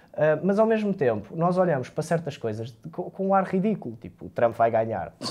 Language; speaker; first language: Portuguese; early bilingual, other home language; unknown